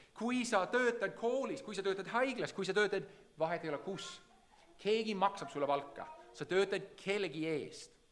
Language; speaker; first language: Estonian; early bilingual, heritage; Estonian